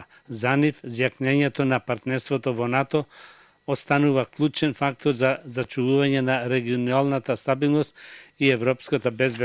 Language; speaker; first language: Macedonian; native; Macedonian